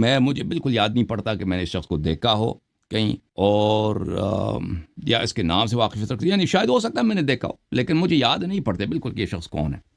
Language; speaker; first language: Urdu; early bilingual, heritage; Urdu